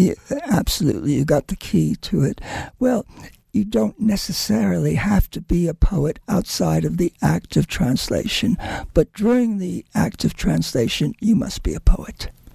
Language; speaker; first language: English; early bilingual, other home language; Spanish